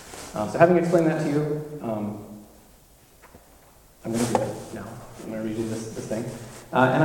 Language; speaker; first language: English; native; English